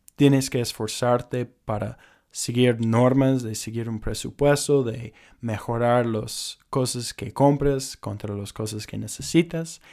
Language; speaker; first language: Spanish; non-native, fluent; English